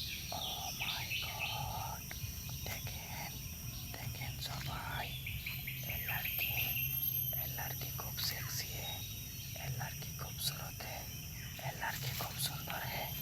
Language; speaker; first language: Hindi; non-native, learner; Bangla